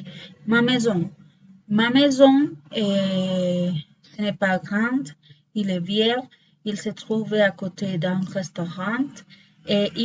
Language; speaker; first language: French; non-native, learner; Spanish